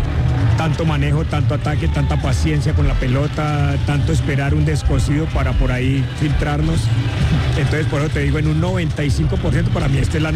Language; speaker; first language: Spanish; native; Spanish